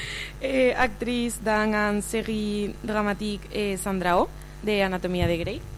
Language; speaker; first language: French; non-native, learner; Spanish